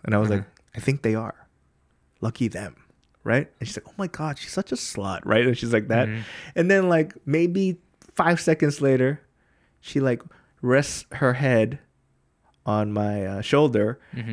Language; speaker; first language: English; early bilingual, other home language; Korean